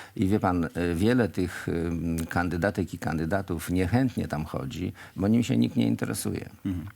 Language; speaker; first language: Polish; native; Polish